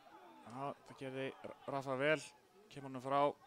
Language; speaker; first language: Icelandic; native; Icelandic